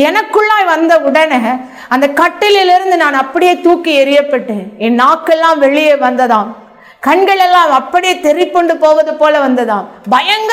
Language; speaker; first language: Tamil; native; Tamil